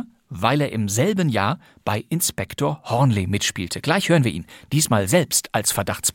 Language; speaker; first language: German; native; German